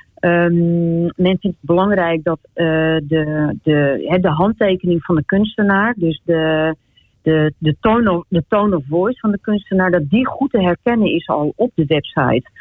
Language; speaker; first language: Dutch; native; Dutch